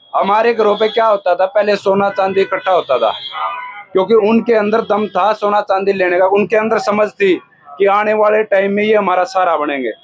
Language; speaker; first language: Hindi; native; Hindi